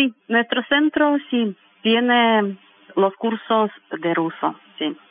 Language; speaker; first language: Spanish; non-native, fluent; Russian